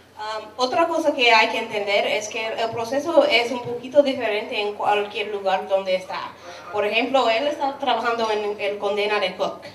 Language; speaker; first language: Spanish; non-native, fluent; English